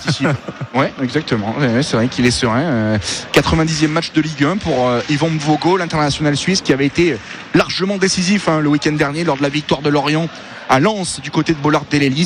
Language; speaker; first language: French; native; French